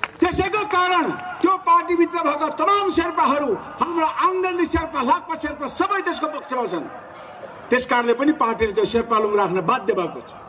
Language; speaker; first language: Nepali; non-native, local second language; Sherpa